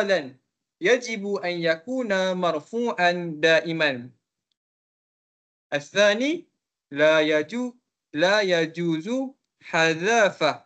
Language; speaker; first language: Arabic; non-native, learner; Malay